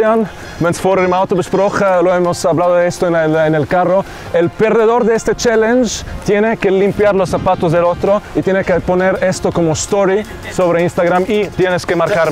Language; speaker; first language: Spanish; non-native, learner; German